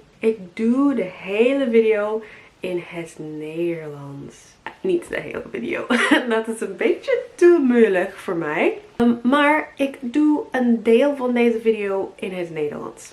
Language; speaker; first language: Dutch; non-native, learner; English